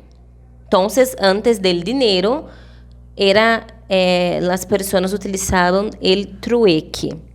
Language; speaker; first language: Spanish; non-native, fluent; Portuguese